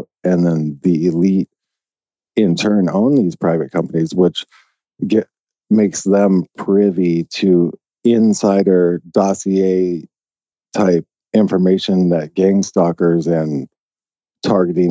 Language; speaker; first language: English; native; English